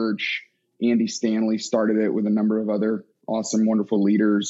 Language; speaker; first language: English; native; English